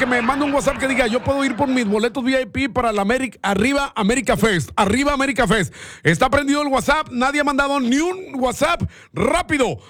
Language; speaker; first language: Spanish; native; Spanish